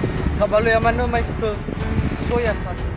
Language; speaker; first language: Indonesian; non-native, local second language; Nias